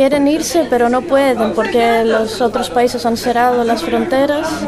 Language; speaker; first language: Spanish; non-native, fluent; Greek